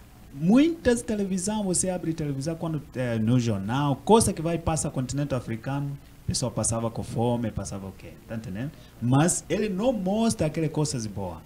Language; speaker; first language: Portuguese; non-native, learner; Swahili